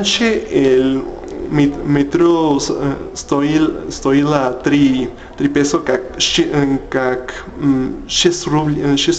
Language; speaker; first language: Russian; non-native, learner; Spanish